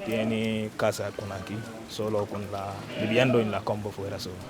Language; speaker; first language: Spanish; non-native, learner; French